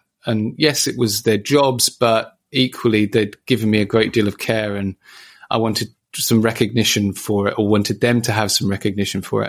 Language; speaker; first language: English; native; English